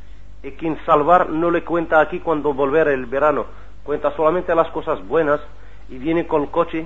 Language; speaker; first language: Spanish; non-native, learner; Arabic